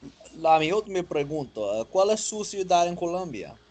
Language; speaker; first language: Spanish; non-native, learner; English